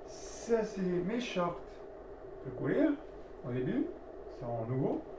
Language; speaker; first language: French; non-native, learner; Italian